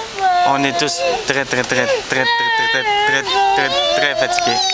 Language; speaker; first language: French; native; French